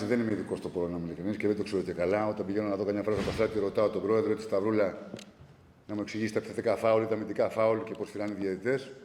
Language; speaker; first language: Greek; native; Greek